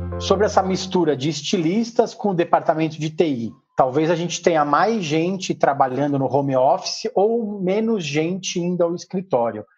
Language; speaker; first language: Portuguese; native; Portuguese